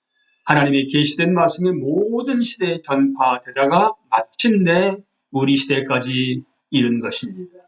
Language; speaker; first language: Korean; native; Korean